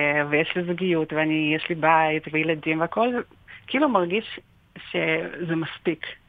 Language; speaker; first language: Hebrew; non-native, fluent; Russian